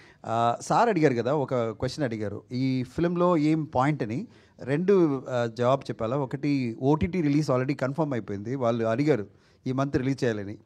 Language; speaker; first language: Telugu; non-native, fluent; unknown